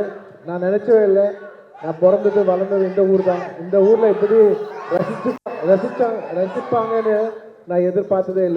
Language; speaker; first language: Tamil; non-native, local second language; Telugu